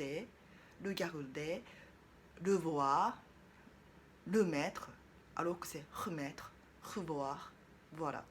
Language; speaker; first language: French; non-native, learner; Japanese